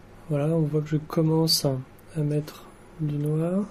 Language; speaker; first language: French; native; French